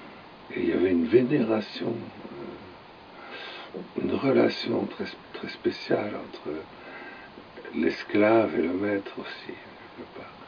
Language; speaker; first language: French; native; French